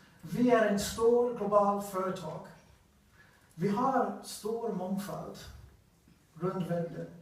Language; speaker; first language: Swedish; non-native, learner; English